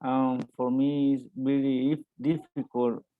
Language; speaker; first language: English; non-native, learner; Spanish